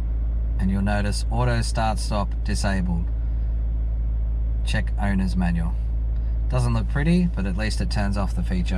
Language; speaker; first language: English; native; English